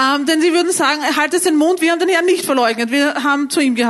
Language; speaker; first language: German; native; German